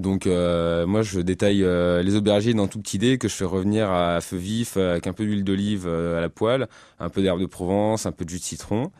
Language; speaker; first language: French; native; French